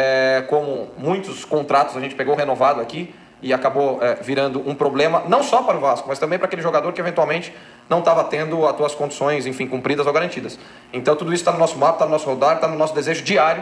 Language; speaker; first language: Portuguese; native; Portuguese